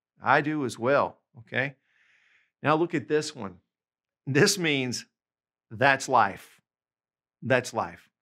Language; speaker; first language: English; native; English